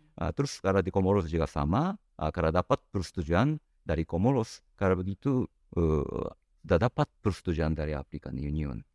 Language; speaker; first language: Indonesian; non-native, fluent; Japanese